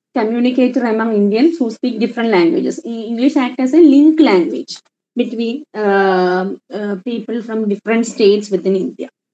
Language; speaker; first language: English; non-native, local second language; Malayalam